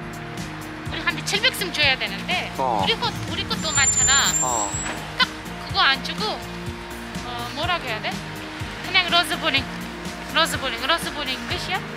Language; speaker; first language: Korean; non-native, fluent; Uzbek